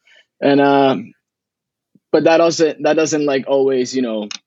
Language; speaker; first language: English; early bilingual, other home language; Spanish